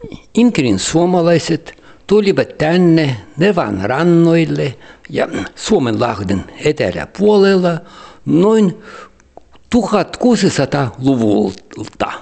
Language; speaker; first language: Finnish; early bilingual, heritage; Finnish